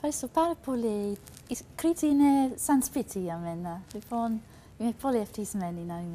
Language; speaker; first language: Greek; non-native, learner; English